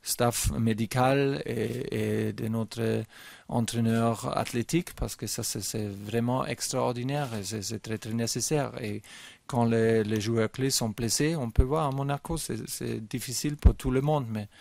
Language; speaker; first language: French; non-native, fluent; German